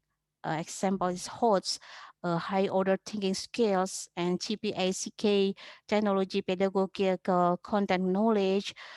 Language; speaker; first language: English; non-native, learner; Indonesian